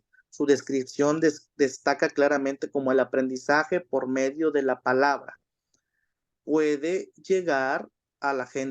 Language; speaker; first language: Spanish; native; Spanish